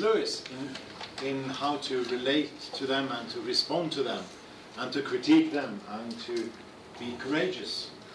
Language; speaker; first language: English; non-native, fluent; Norwegian